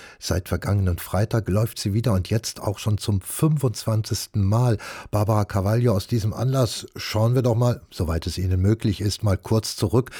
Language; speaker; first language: German; native; German